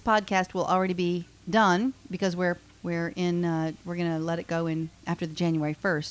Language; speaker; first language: English; native; English